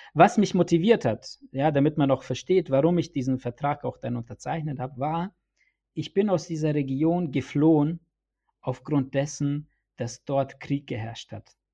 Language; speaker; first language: German; early bilingual, other home language; Bosnian